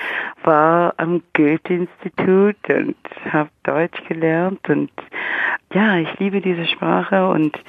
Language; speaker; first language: German; non-native, fluent; English